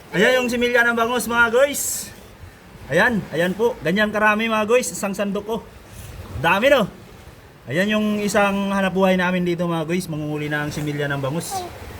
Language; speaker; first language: Filipino; non-native, local second language; Iloko